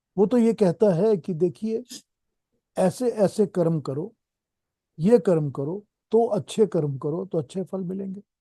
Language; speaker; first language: Hindi; native; Hindi